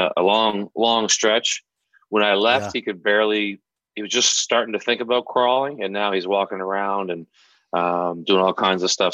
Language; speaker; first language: English; native; English